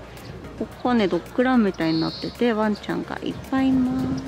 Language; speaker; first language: Japanese; native; Japanese